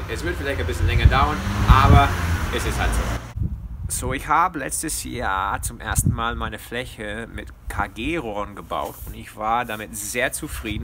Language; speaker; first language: German; non-native, fluent; English